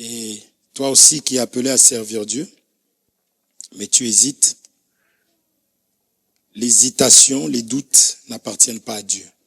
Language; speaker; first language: French; non-native, local second language; Lingala